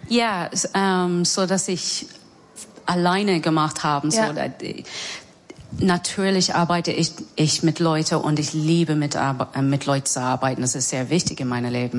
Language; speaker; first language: German; non-native, learner; English